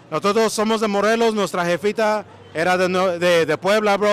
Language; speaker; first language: Spanish; early bilingual, heritage; Spanish